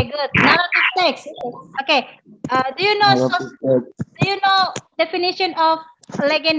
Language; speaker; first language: English; non-native, learner; Indonesian